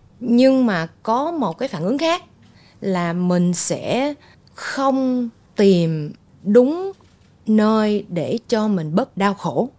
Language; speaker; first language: Vietnamese; early bilingual, heritage; Vietnamese